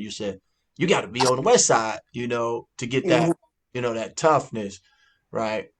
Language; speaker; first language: English; native; English